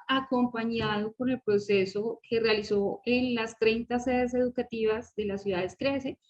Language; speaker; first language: Spanish; native; Spanish